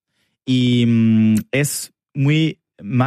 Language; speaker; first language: Spanish; non-native, learner; French